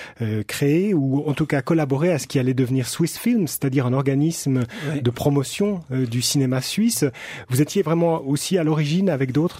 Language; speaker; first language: French; native; French